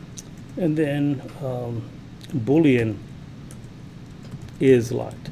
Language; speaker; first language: English; native; English